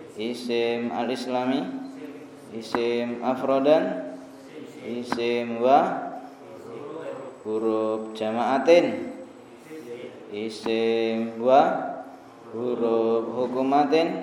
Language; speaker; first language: Arabic; non-native, learner; Indonesian